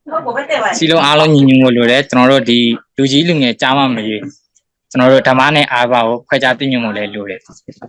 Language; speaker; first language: Burmese; native; Burmese